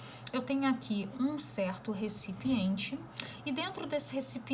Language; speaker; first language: Portuguese; native; Portuguese